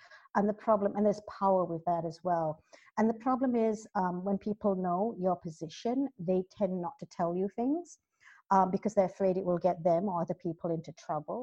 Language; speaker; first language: English; native; English